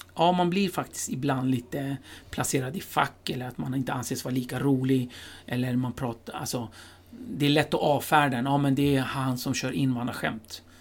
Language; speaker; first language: Swedish; early bilingual, other home language; Kurdish